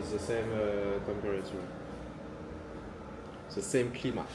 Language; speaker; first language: English; non-native, learner; French